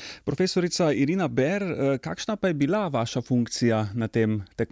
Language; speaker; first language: Slovenian; native; Slovenian